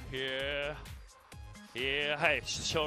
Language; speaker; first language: English; non-native, learner; Japanese